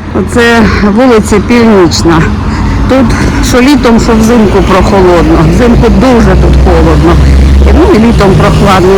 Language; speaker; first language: Ukrainian; non-native, local second language; Russian